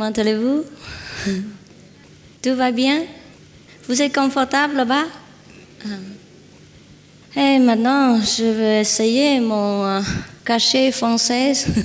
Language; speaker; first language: French; non-native, learner; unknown